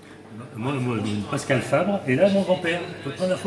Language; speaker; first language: French; native; French